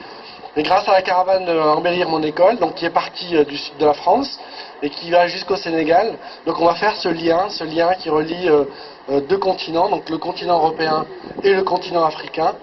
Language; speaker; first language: French; native; French